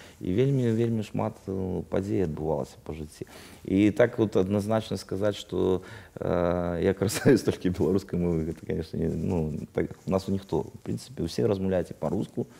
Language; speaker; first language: Belarusian; native; Belarusian